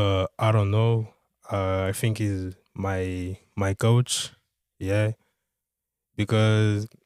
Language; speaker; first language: English; non-native, learner; Portuguese